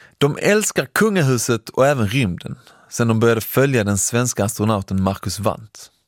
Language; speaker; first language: Swedish; early bilingual, other home language; Persian